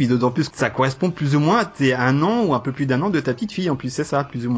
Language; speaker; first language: French; native; French